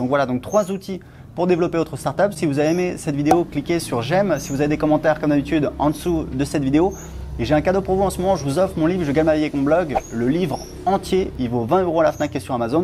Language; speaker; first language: French; native; French